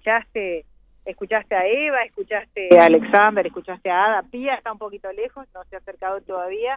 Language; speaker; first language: Spanish; native; Spanish